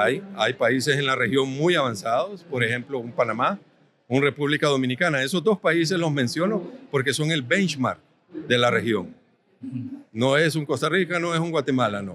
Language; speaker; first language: Spanish; native; Spanish